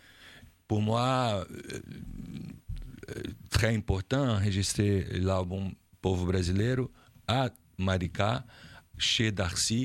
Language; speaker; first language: French; non-native, learner; Portuguese